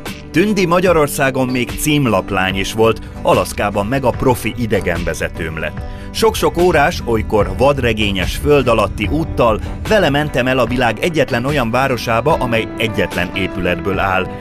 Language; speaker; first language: Hungarian; native; Hungarian